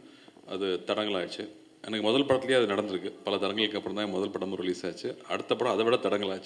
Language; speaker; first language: Tamil; native; Tamil